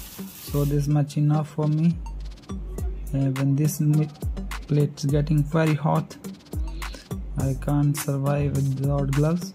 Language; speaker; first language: English; non-native, learner; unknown